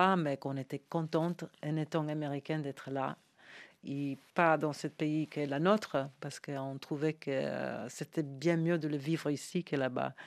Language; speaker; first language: French; non-native, fluent; English